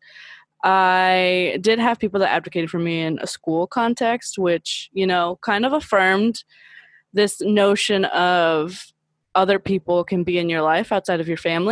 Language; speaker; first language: English; early bilingual, other home language; Spanish